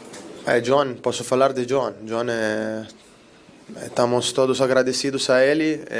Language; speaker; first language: Portuguese; non-native, learner; Italian